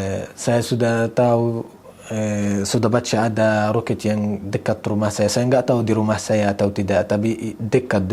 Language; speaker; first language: Indonesian; non-native, fluent; Arabic